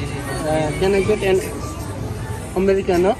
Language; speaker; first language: English; non-native, learner; Nepali